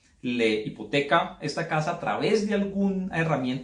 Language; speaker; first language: Spanish; native; Spanish